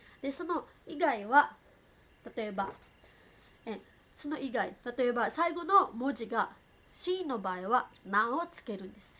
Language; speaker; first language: Japanese; non-native, fluent; Filipino